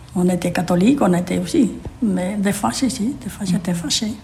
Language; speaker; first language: French; non-native, fluent; Spanish